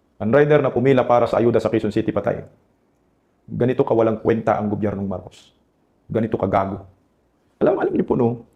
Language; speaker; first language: Filipino; non-native, local second language; Cebuano